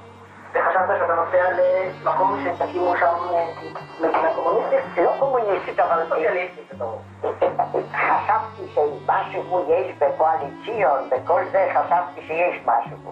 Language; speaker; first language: Hebrew; non-native, fluent; Polish